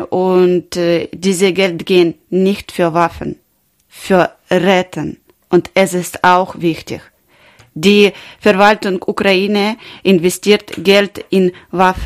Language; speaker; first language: German; non-native, learner; Ukrainian